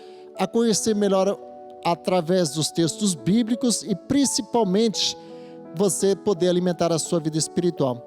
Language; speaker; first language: Portuguese; native; Portuguese